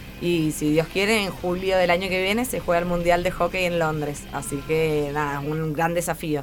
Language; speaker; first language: Spanish; native; Spanish